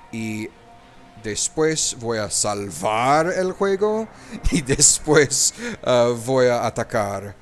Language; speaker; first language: Spanish; non-native, learner; English